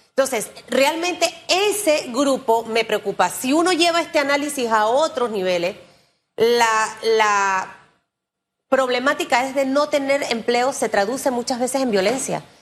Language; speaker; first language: Spanish; native; Spanish